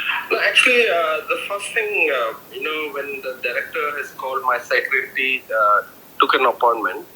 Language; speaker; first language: English; non-native, local second language; Tamil